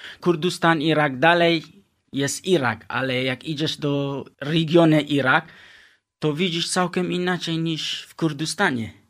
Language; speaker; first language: Polish; non-native, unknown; Kurdish